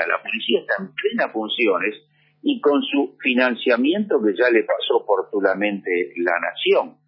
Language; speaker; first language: Spanish; native; Spanish